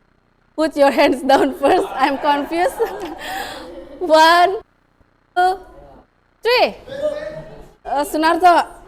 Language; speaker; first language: English; non-native, fluent; Indonesian